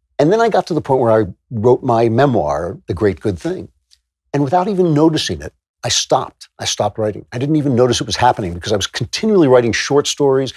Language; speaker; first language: English; native; English